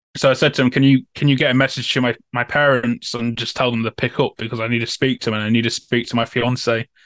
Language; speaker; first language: English; native; English